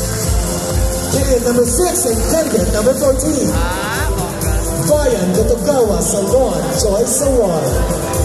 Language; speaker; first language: English; non-native, local second language; Filipino